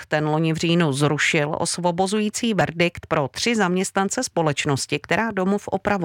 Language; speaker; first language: Czech; native; Czech